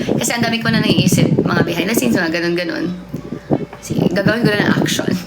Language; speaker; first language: Filipino; non-native, local second language; Cebuano